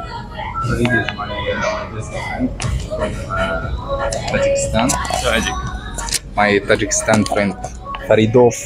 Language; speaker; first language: English; non-native, fluent; Arabic